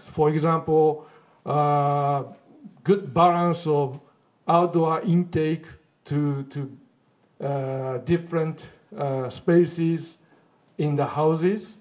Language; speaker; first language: English; non-native, fluent; Japanese